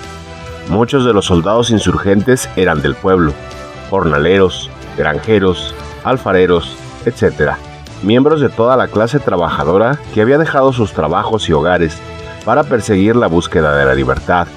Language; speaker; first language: Spanish; native; Spanish